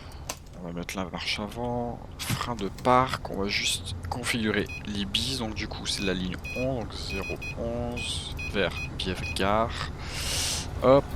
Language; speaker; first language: French; native; French